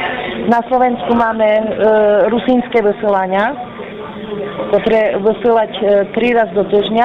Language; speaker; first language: Slovak; non-native, local second language; Rusyn